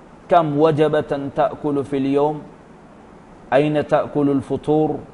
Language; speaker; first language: Arabic; non-native, fluent; Urdu